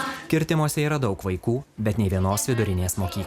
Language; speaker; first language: Lithuanian; native; Lithuanian